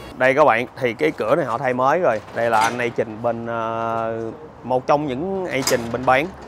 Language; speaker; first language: Vietnamese; early bilingual, heritage; Vietnamese